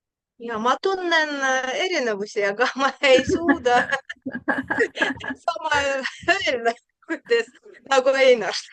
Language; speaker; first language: Estonian; non-native, learner; Russian